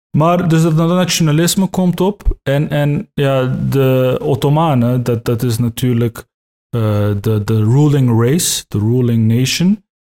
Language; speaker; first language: Dutch; early bilingual, other home language; Turkish